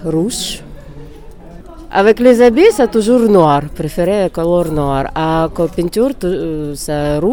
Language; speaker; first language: French; non-native, learner; Ukrainian